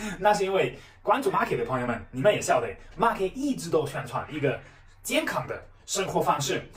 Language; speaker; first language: Chinese; non-native, fluent; German